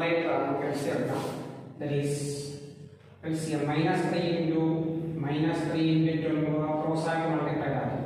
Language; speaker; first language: English; non-native, local second language; Malayalam